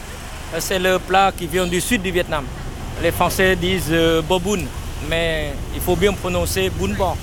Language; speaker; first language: French; non-native, fluent; Vietnamese